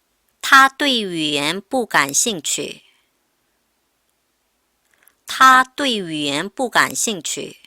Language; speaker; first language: Chinese; non-native, fluent; Korean